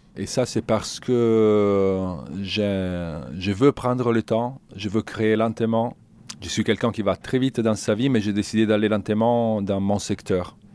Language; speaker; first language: French; non-native, fluent; Italian